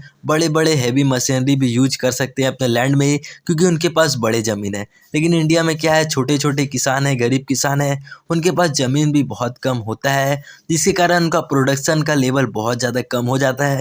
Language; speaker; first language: Hindi; native; Hindi